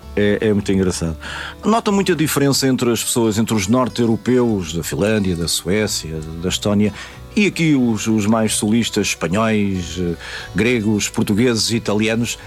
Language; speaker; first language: Portuguese; native; Portuguese